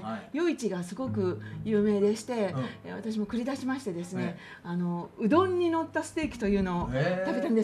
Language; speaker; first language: Japanese; native; Japanese